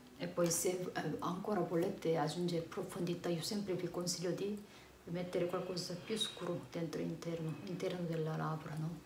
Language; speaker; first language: Italian; non-native, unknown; Korean